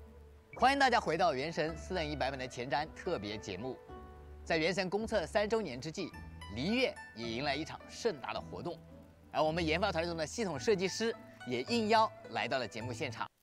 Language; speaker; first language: Chinese; native; Chinese